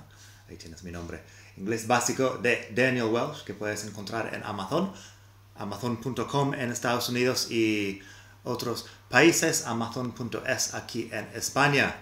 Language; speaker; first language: Spanish; non-native, fluent; English